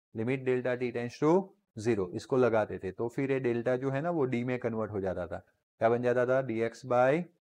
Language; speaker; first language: Hindi; non-native, local second language; Gujarati